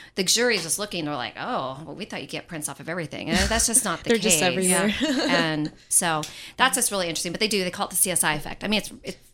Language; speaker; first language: English; native; English